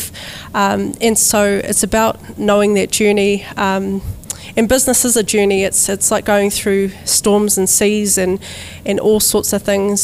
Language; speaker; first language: English; native; English